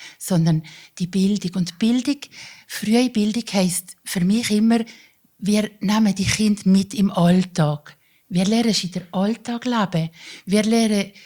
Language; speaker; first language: German; native; German